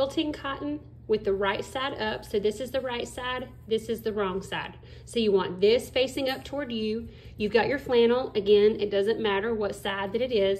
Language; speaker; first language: English; native; English